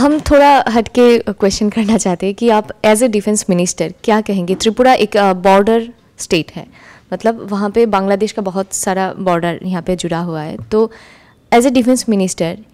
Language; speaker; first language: Hindi; non-native, local second language; Bangla